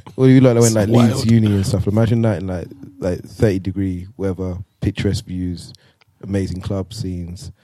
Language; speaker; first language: English; native; English